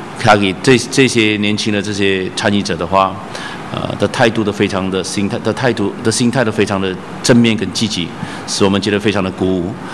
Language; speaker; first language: Chinese; native; Chinese